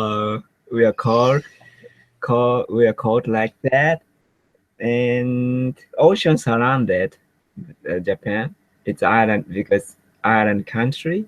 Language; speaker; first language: English; non-native, learner; Japanese